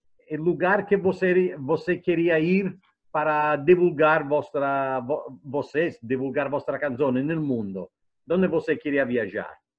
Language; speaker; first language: Portuguese; non-native, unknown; Italian